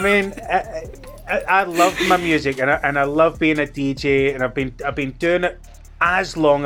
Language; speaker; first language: English; native; English